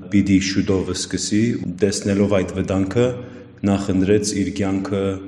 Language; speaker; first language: Armenian; early bilingual, heritage; Armenian